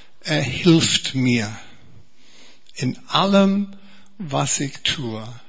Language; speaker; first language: German; non-native, fluent; English